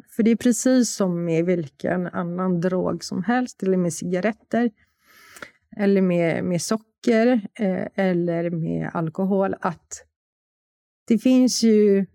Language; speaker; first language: Swedish; non-native, fluent; Polish